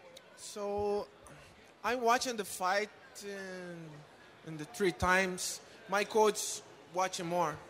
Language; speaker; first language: English; non-native, learner; Portuguese